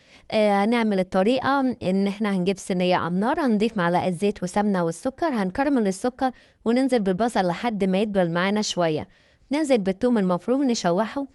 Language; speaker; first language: Arabic; native; Arabic